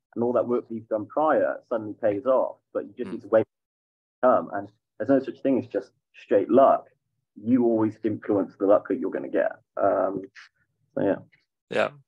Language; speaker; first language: English; native; English